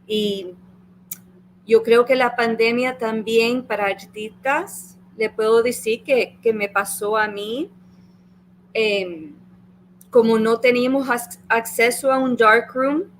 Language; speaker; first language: Spanish; early bilingual, heritage; Spanish